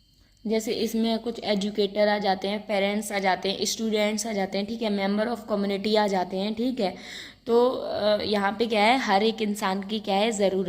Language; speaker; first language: Hindi; native; Hindi